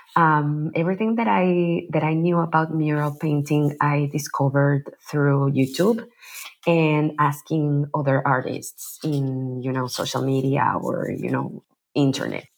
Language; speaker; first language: English; non-native, fluent; Spanish